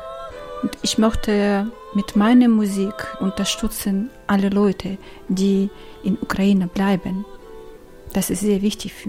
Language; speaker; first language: German; non-native, learner; Ukrainian